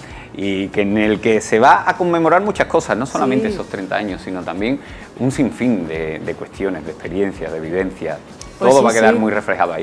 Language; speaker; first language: Spanish; native; Spanish